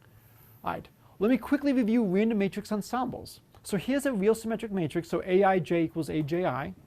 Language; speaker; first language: English; native; English